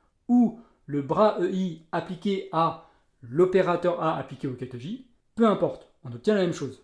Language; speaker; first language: French; native; French